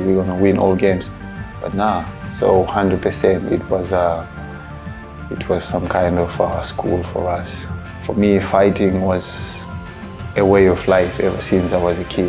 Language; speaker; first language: English; non-native, local second language; Shona